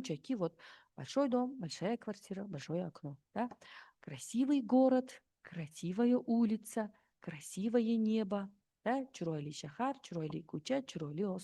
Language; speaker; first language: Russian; non-native, fluent; Uzbek